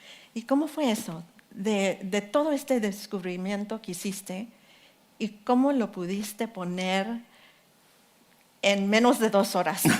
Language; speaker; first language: Spanish; early bilingual, heritage; Spanish